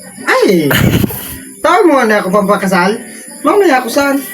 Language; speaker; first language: Filipino; non-native, local second language; Bikol